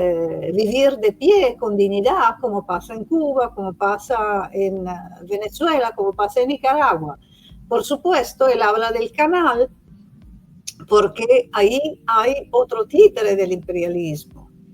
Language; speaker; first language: Spanish; non-native, fluent; Italian